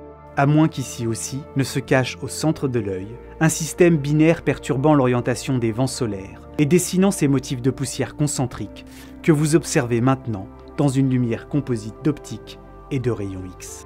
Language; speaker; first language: French; native; French